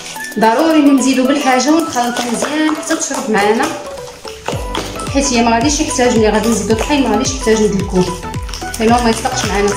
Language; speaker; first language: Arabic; native; Arabic